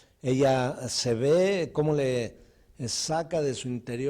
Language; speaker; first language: Spanish; native; Spanish